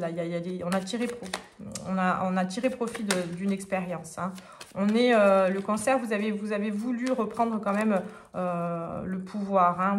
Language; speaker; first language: French; native; French